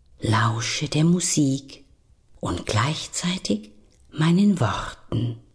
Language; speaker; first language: German; native; German